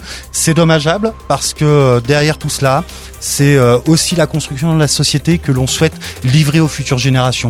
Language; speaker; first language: French; native; French